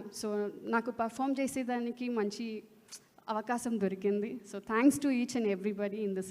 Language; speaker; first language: Telugu; non-native, learner; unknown